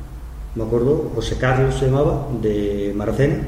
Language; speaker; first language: Spanish; native; Spanish